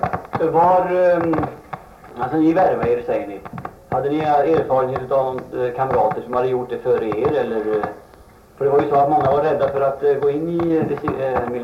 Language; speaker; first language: Swedish; native; Swedish